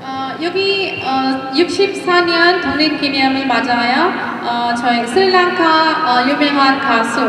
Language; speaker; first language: Korean; non-native, fluent; Sinhala